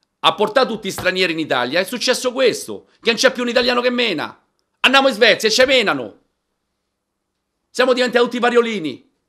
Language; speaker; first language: Italian; native; Italian